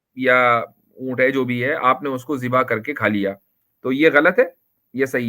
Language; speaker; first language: Hindi; native; Hindi